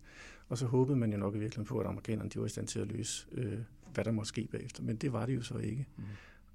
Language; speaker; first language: Danish; native; Danish